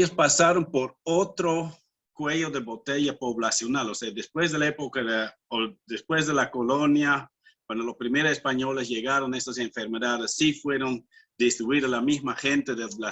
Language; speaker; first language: Spanish; non-native, fluent; Dutch